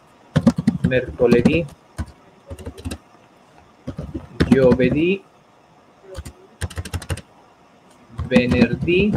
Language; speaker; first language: Italian; non-native, learner; Spanish